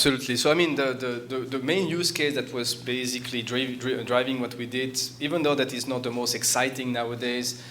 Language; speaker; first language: English; non-native, fluent; French